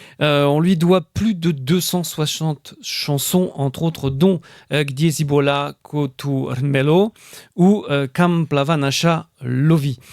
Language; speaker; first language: French; native; French